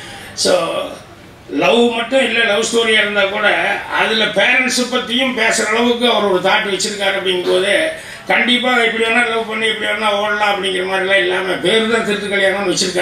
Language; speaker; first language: Tamil; native; Tamil